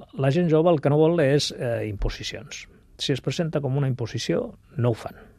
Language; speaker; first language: Catalan; non-native, local second language; Spanish